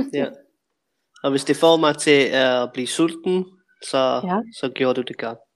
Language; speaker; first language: Danish; non-native, fluent; English